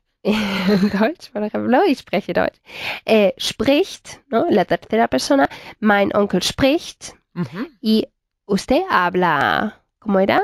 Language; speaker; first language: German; non-native, fluent; Spanish